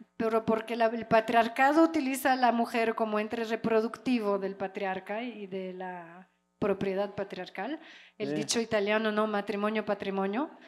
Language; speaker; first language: Spanish; non-native, fluent; French